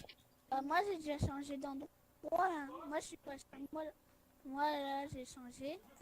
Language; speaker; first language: French; native; French